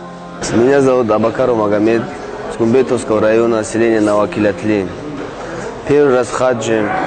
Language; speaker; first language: Russian; non-native, local second language; Avaric